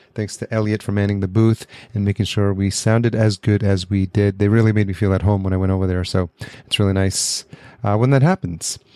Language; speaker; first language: English; early bilingual, other home language; Spanish